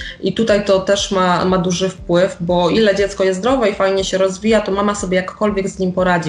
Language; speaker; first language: Polish; native; Polish